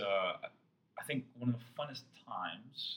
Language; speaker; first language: English; native; English